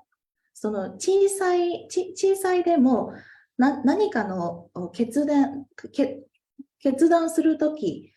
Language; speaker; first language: Japanese; non-native, fluent; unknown